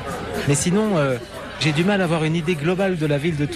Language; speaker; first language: French; native; French